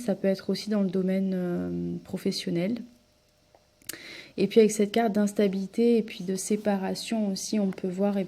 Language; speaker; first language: French; native; French